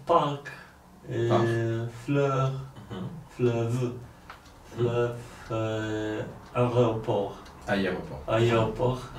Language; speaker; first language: French; non-native, learner; Polish